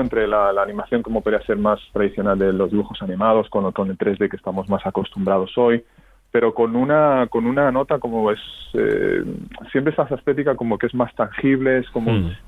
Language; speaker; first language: Spanish; native; Spanish